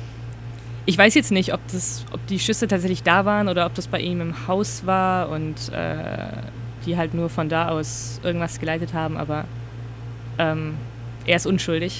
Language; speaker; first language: German; native; German